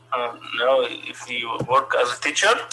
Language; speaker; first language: English; non-native, learner; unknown